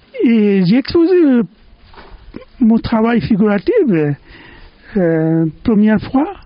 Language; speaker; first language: French; non-native, fluent; Bangla